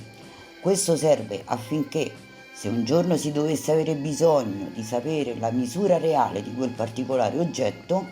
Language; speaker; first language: Italian; native; Italian